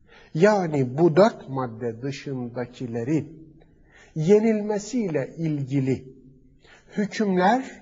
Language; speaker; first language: Turkish; native; Turkish